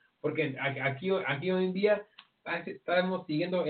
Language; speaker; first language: Spanish; early bilingual, heritage; Spanish